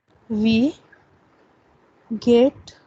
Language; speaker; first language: German; non-native, learner; Hindi